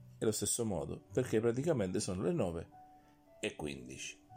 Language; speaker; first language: Italian; native; Italian